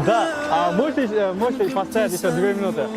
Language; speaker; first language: Russian; non-native, fluent; Uzbek